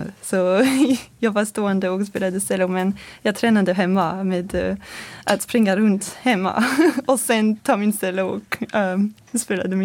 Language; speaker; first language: Swedish; non-native, learner; French